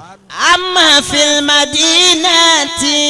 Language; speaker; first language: Arabic; non-native, fluent; Yoruba